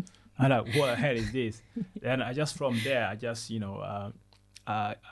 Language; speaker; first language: English; non-native, fluent; Wolof